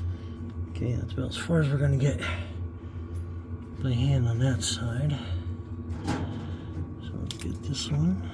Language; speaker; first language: English; native; English